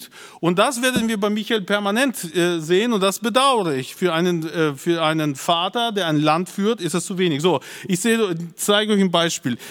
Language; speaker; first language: German; native; German